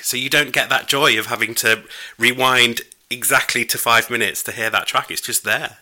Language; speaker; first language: English; native; English